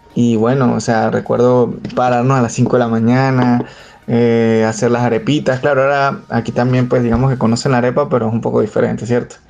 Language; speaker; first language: Spanish; native; Spanish